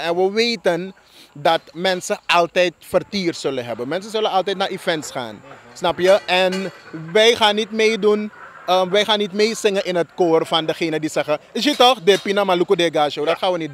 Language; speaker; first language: Dutch; native; Dutch